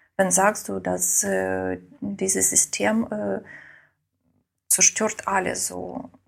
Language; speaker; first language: German; non-native, learner; Ukrainian